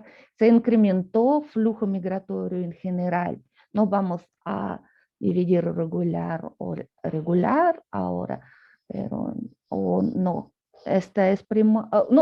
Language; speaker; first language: Spanish; non-native, fluent; Russian